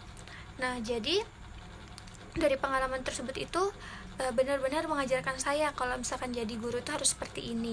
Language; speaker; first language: Indonesian; native; Indonesian